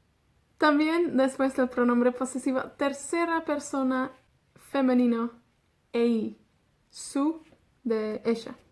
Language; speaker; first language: Spanish; non-native, fluent; Welsh